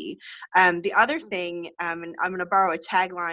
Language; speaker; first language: English; native; English